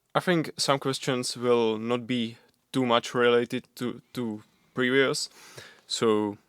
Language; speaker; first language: English; non-native, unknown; Czech